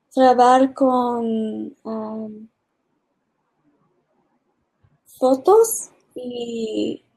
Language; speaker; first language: Spanish; early bilingual, heritage; English